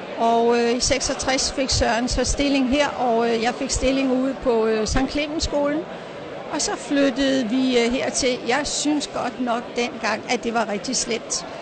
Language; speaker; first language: Danish; native; Danish